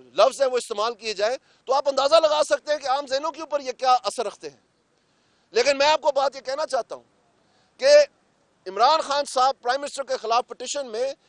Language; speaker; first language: Urdu; non-native, local second language; Punjabi